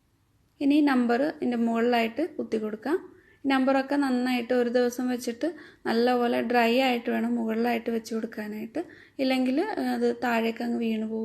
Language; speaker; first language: Malayalam; native; Malayalam